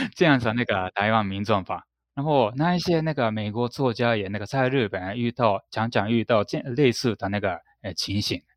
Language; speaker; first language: Chinese; non-native, fluent; Japanese